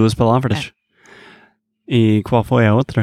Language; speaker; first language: Portuguese; non-native, fluent; English